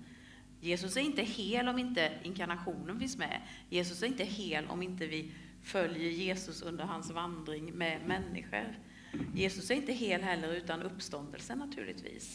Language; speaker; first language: Swedish; native; Swedish